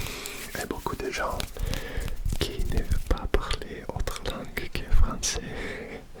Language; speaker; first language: French; non-native, learner; Russian